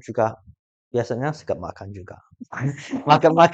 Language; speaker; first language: Indonesian; early bilingual, heritage; English